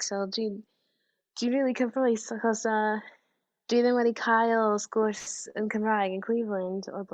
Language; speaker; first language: Welsh; non-native, fluent; English